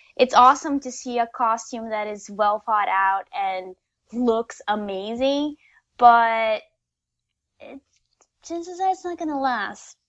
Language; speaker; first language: English; non-native, fluent; Portuguese